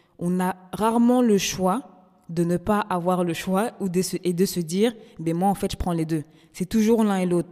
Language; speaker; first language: French; native; French